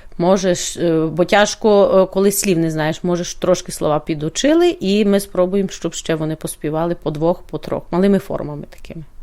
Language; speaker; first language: Ukrainian; native; Ukrainian